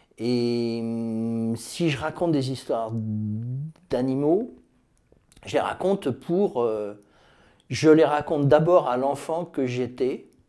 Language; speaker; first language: French; native; French